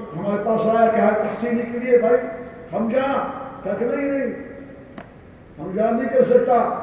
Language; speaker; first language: Urdu; non-native, learner; Arabic